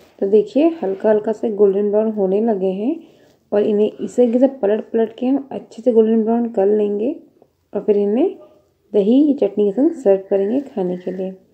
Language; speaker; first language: Hindi; native; Hindi